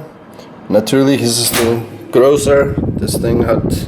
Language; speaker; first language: German; non-native, learner; English